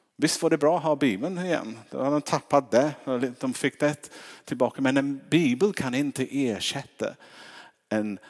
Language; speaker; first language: Swedish; non-native, fluent; English